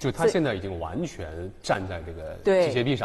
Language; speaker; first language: Chinese; native; Chinese